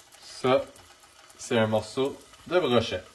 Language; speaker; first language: French; native; French